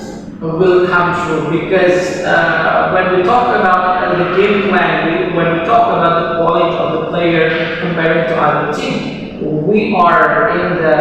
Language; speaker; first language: English; non-native, fluent; Indonesian